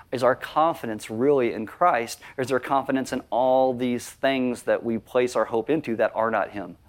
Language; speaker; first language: English; native; English